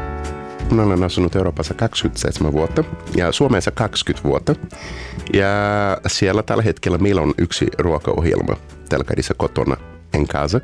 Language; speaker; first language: Finnish; non-native, fluent; Portuguese